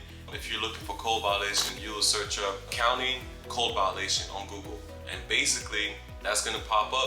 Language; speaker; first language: English; native; English